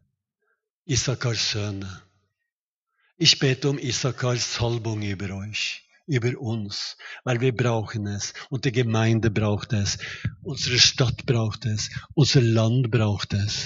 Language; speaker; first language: German; non-native, fluent; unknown